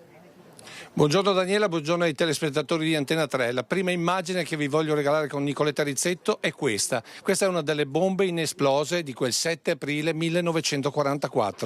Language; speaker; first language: Italian; native; Italian